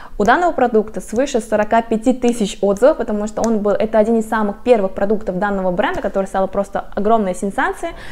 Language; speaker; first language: Russian; non-native, fluent; Korean